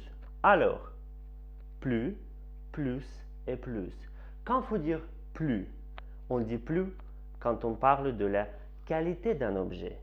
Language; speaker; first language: French; non-native, fluent; Russian